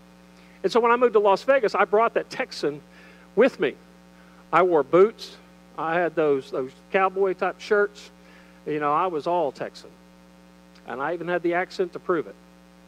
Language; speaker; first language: English; native; English